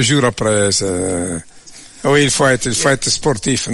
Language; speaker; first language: French; non-native, learner; Italian